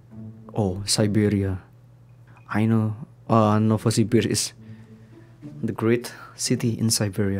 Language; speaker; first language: English; non-native, learner; Indonesian